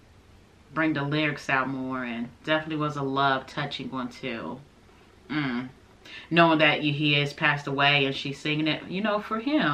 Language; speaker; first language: English; native; English